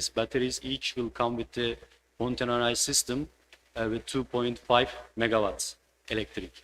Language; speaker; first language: English; non-native, fluent; Turkish